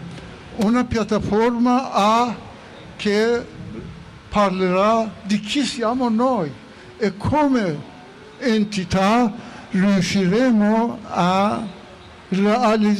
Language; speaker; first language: Italian; non-native, fluent; Persian